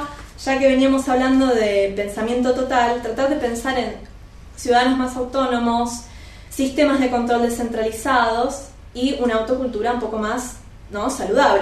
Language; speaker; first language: Spanish; native; Spanish